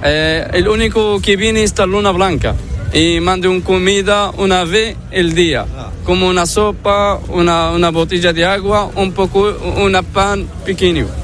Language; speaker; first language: Spanish; non-native, learner; Arabic